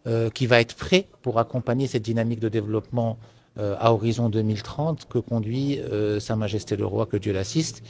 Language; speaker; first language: French; non-native, local second language; Arabic